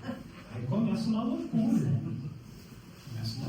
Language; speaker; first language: Portuguese; native; Portuguese